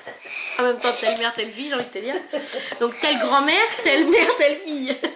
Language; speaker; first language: French; native; French